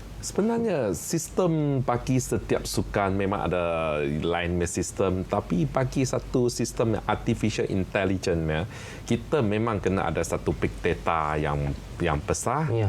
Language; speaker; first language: Malay; non-native, local second language; Chinese